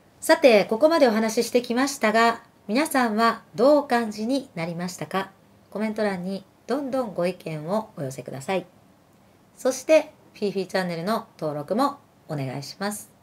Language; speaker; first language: Japanese; early bilingual, other home language; Arabic